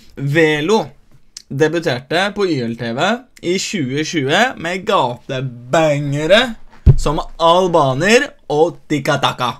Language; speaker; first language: Norwegian; early bilingual, other home language; Albanian